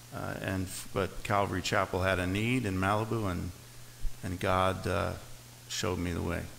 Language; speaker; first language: English; native; English